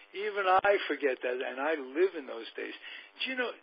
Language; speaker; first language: English; native; English